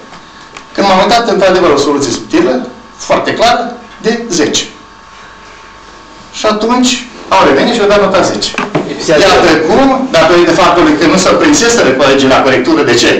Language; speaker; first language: Romanian; native; Romanian